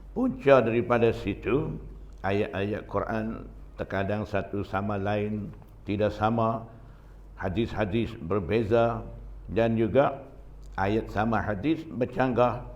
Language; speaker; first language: Malay; non-native, fluent; Burmese